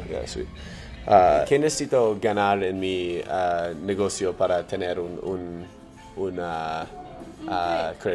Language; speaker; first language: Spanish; non-native, learner; English